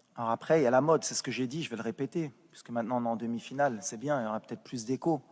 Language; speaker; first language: French; native; French